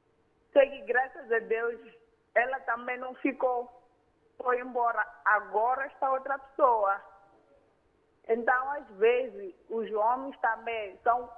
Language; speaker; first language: Portuguese; non-native, local second language; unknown